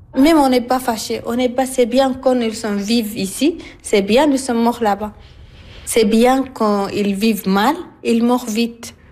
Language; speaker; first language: French; non-native, learner; Arabic